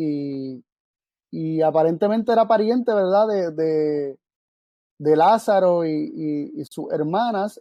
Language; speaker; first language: Spanish; native; Spanish